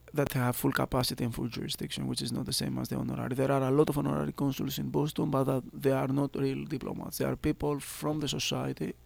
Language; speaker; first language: English; non-native, fluent; Greek